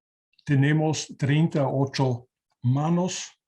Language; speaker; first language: Spanish; non-native, learner; German